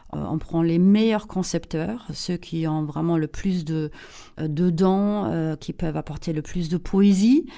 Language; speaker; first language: French; non-native, fluent; German